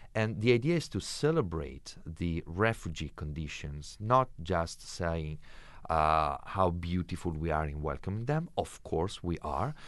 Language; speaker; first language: English; non-native, fluent; Italian